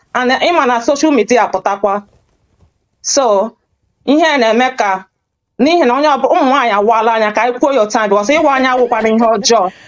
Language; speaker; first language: Igbo; early bilingual, heritage; Igbo